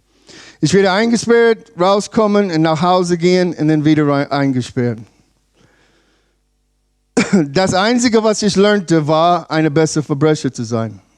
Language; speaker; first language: German; non-native, learner; English